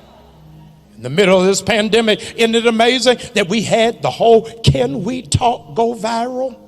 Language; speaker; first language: English; native; English